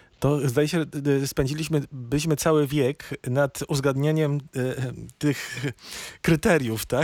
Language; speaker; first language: Polish; native; Polish